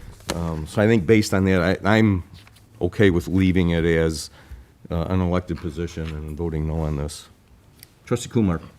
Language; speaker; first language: English; native; English